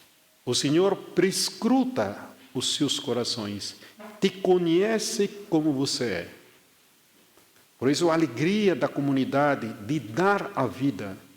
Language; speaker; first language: Portuguese; non-native, fluent; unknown